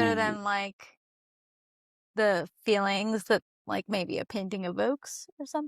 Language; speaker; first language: English; native; English